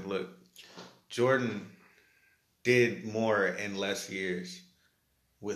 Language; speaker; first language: English; native; English